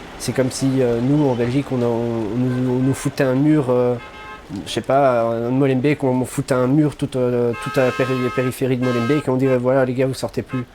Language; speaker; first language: French; early bilingual, other home language; Russian